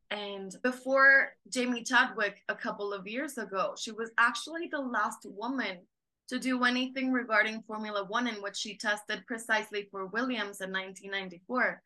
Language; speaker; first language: English; non-native, fluent; Spanish